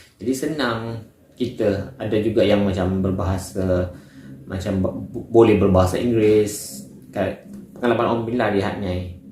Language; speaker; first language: Malay; native; Malay